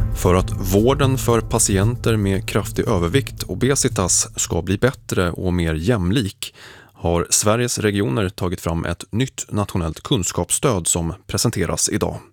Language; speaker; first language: Swedish; native; Swedish